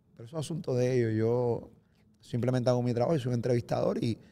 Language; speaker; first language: Spanish; native; Spanish